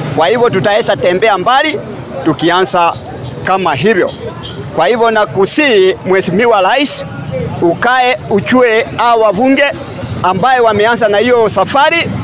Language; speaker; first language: Swahili; non-native, local second language; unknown